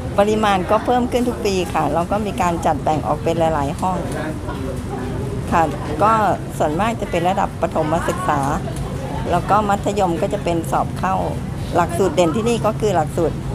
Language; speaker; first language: Thai; native; Thai